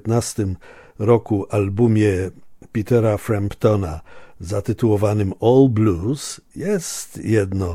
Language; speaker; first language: Polish; native; Polish